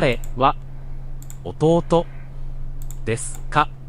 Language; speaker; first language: Japanese; non-native, learner; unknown